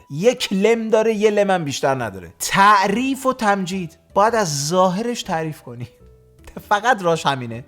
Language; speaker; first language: Persian; early bilingual, heritage; Persian